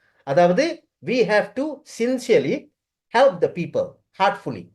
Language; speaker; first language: English; non-native, local second language; Tamil